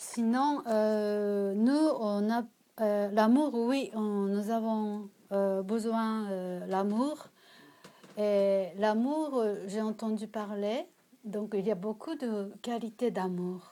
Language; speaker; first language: French; non-native, learner; Japanese